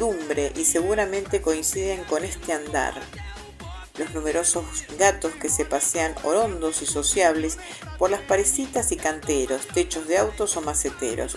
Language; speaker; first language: Spanish; native; Spanish